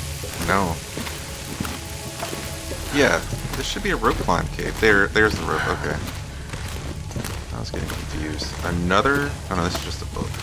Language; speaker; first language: English; native; English